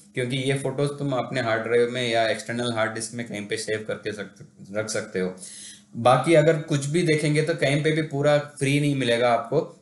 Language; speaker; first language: Hindi; non-native, local second language; Tamil